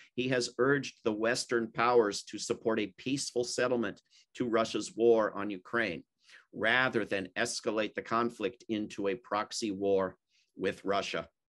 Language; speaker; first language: English; native; English